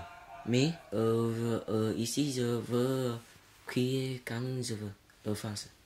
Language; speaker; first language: French; non-native, learner; Vietnamese